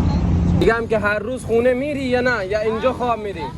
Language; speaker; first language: Persian; non-native, learner; Urdu